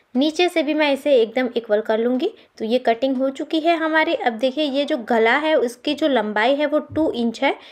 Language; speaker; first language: Hindi; non-native, local second language; Gujarati